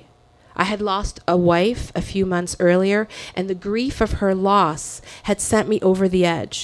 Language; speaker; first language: English; early bilingual, other home language; French